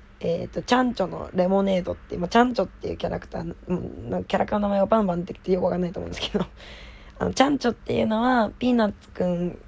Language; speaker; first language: Japanese; native; Japanese